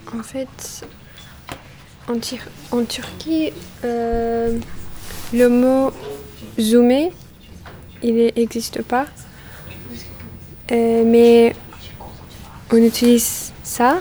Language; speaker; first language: French; non-native, fluent; Turkish